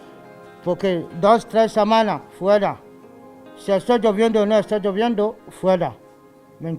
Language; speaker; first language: Spanish; non-native, learner; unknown